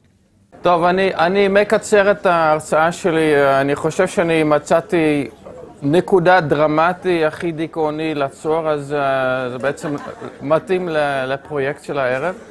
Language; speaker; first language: Hebrew; non-native, fluent; Dutch